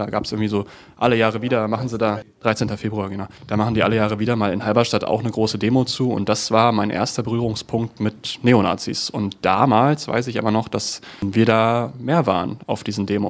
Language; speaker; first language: German; native; German